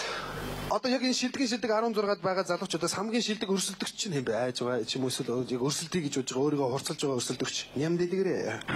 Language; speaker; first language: Mongolian; native; Mongolian